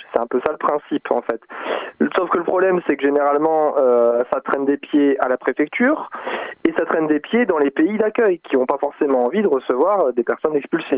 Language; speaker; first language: French; native; French